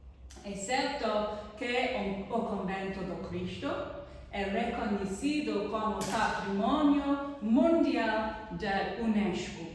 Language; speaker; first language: Portuguese; non-native, learner; English